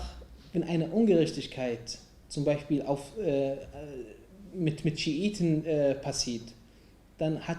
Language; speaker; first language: German; non-native, fluent; Arabic